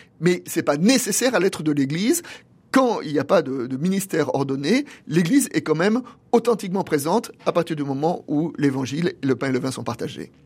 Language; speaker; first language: French; native; French